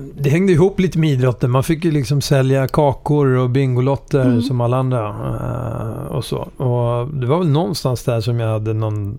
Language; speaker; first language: Swedish; early bilingual, other home language; Hungarian